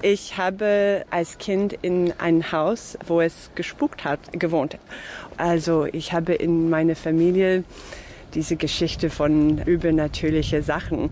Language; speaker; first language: German; non-native, fluent; English